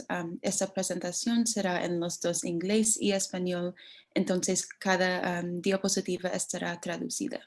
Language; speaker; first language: Spanish; non-native, learner; English